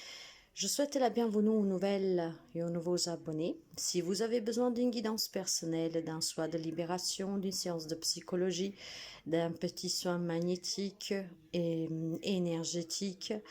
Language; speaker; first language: French; non-native, fluent; Italian